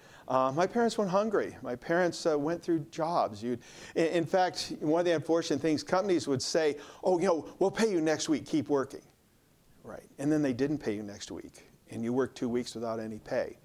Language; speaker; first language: English; native; English